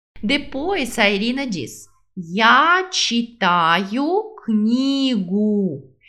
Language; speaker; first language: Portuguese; non-native, fluent; Russian